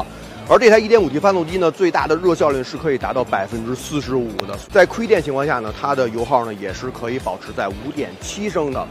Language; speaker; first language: Chinese; native; Chinese